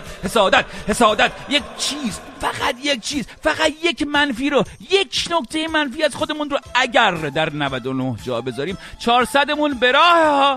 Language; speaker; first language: Persian; native; Persian